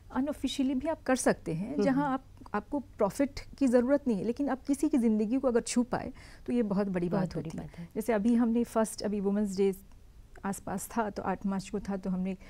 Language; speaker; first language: Hindi; native; Hindi